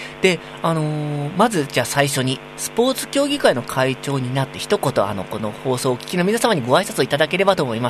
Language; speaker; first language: Japanese; native; Japanese